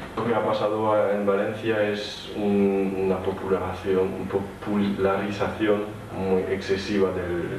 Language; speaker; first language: Spanish; non-native, fluent; French